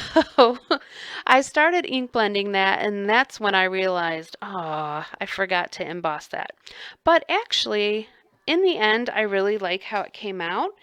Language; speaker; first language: English; native; English